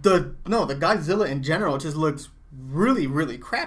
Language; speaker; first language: English; native; English